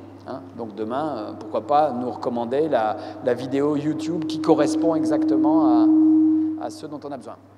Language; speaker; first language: French; native; French